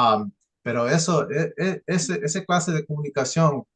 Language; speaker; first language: Spanish; early bilingual, heritage; English